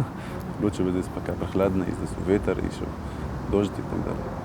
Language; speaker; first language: Russian; non-native, learner; Arabic